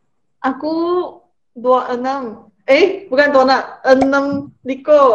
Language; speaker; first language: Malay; non-native, local second language; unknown